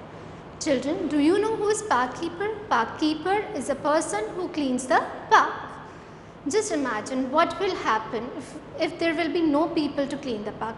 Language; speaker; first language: English; non-native, local second language; Hindi